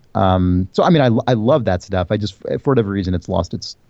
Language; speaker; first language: English; native; English